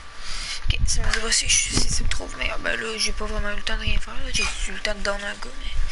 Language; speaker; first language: French; native; French